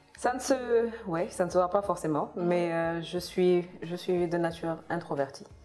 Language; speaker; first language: French; non-native, local second language; Kabuverdianu